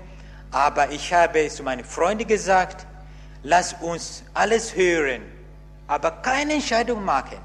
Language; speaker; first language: German; non-native, learner; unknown